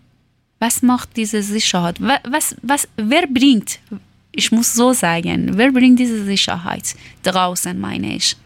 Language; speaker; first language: German; non-native, learner; Persian